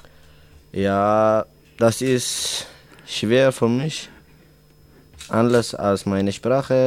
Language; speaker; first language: German; non-native, learner; Tigrinya